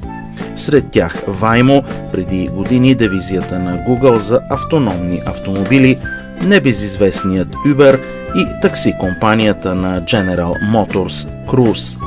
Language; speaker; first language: Bulgarian; native; Bulgarian